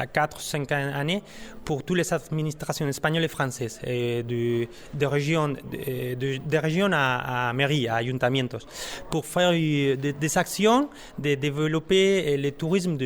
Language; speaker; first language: French; non-native, learner; Spanish